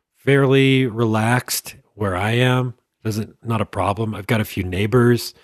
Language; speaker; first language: English; native; English